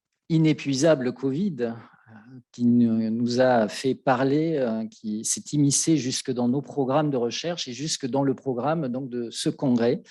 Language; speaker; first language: French; native; French